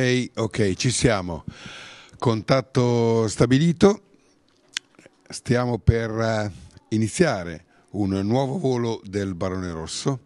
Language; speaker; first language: Italian; native; Italian